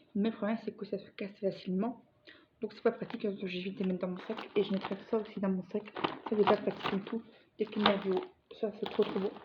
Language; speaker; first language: French; native; French